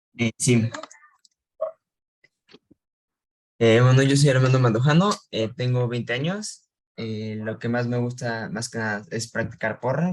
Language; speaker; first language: Spanish; native; Spanish